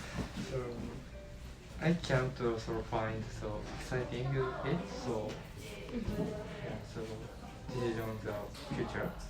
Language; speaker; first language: English; non-native, learner; Japanese